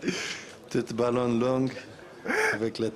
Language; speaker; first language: French; non-native, learner; Swedish